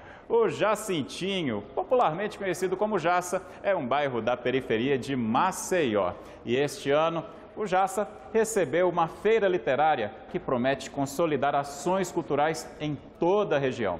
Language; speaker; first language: Portuguese; native; Portuguese